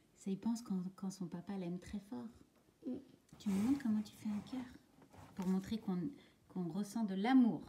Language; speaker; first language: French; native; French